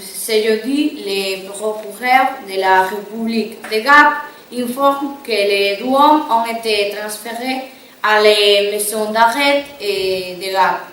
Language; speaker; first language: French; non-native, learner; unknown